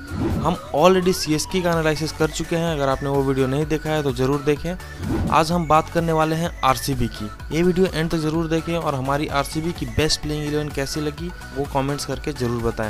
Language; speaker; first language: Hindi; native; Hindi